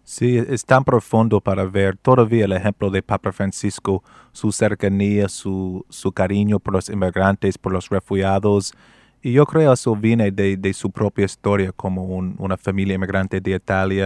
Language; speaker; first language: Spanish; non-native, fluent; English